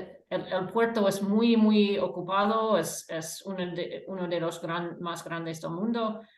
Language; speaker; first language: Spanish; non-native, fluent; English